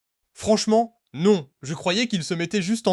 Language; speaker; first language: French; native; French